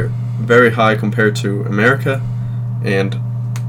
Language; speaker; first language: English; non-native, fluent; Danish